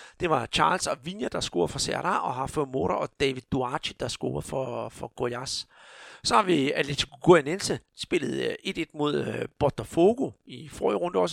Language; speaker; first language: Danish; native; Danish